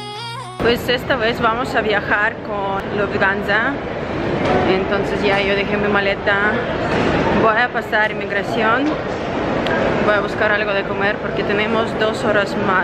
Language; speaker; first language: Spanish; non-native, learner; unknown